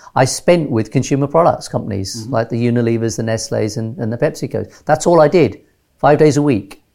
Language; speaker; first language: English; native; English